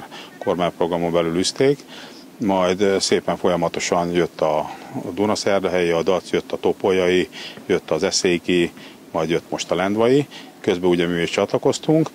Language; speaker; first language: Hungarian; native; Hungarian